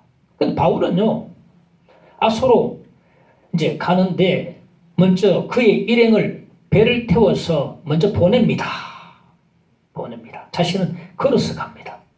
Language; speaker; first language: Korean; native; Korean